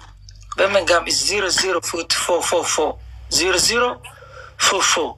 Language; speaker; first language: English; non-native, learner; Somali